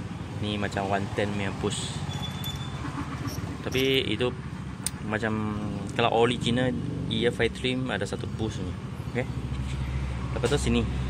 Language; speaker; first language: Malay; non-native, local second language; Chinese